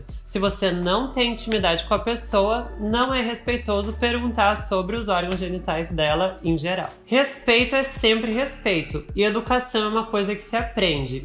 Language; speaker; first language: Portuguese; native; Portuguese